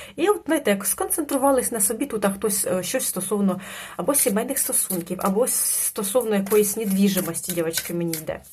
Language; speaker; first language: Ukrainian; non-native, local second language; Russian